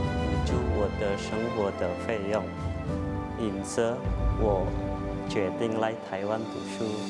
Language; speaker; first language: Chinese; non-native, fluent; Indonesian